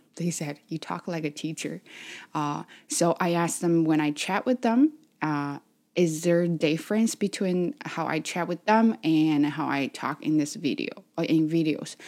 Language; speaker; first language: English; non-native, fluent; Chinese